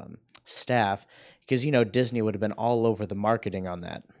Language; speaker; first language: English; native; English